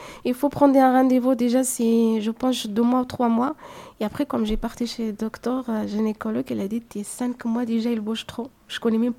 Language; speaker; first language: French; non-native, learner; Arabic